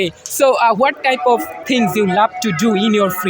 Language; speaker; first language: English; non-native, fluent; Bangla